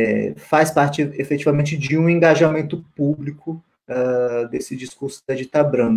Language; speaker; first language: Portuguese; native; Portuguese